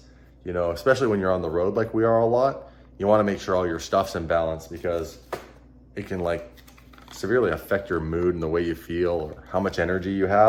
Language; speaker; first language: English; native; English